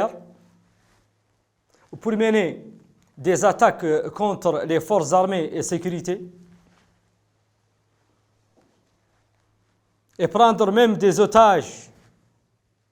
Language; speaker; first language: French; non-native, local second language; Arabic